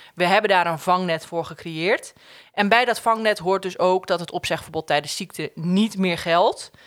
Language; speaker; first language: Dutch; native; Dutch